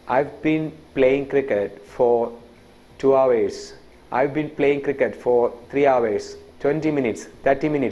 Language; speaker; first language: English; non-native, local second language; Malayalam